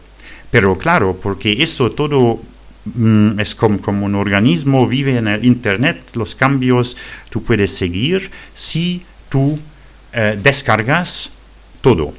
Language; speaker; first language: Spanish; non-native, fluent; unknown